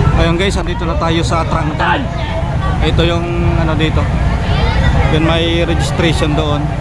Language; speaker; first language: Filipino; native; Filipino